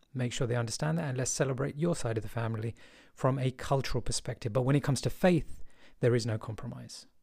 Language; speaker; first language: English; early bilingual, other home language; Hindi